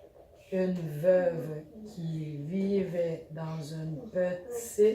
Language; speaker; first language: French; native; French